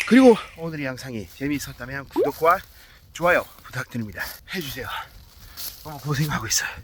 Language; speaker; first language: Korean; non-native, fluent; English